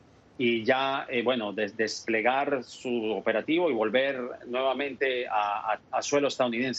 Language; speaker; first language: Spanish; native; Spanish